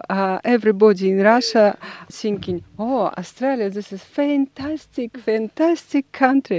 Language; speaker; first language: English; non-native, learner; Russian